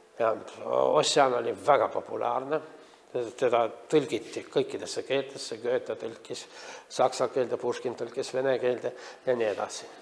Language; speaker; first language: Estonian; non-native, local second language; Russian